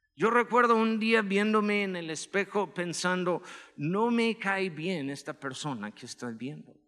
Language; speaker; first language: Spanish; non-native, fluent; English